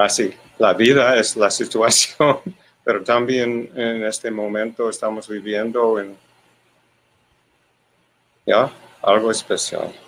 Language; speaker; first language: Spanish; non-native, learner; English